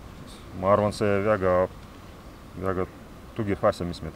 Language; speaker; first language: Estonian; non-native, local second language; Russian